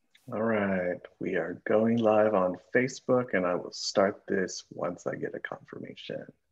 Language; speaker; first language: English; early bilingual, other home language; Spanish